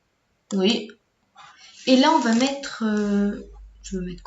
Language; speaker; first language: French; native; French